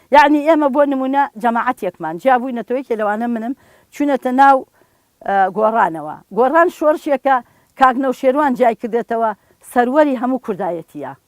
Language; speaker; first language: Central Kurdish; native; Central Kurdish